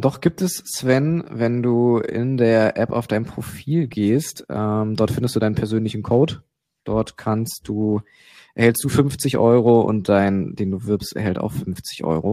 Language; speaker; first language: German; native; German